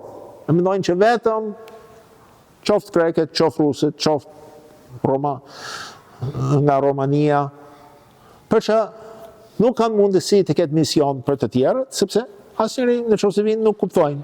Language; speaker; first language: Albanian; non-native, fluent; English